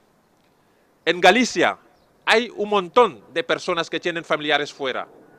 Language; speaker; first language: Spanish; non-native, fluent; Serer